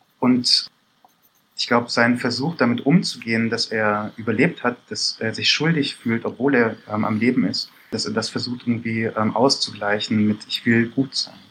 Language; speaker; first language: German; early bilingual, other home language; Persian